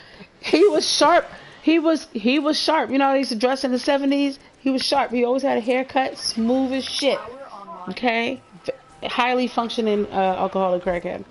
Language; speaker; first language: English; native; English